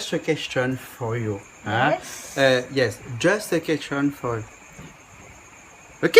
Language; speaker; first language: English; non-native, learner; Réunion Creole French